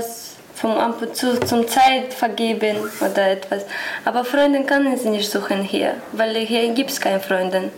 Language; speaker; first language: German; non-native, learner; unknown